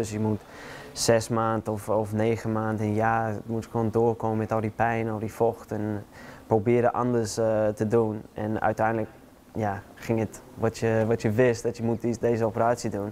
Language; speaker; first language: Dutch; non-native, fluent; English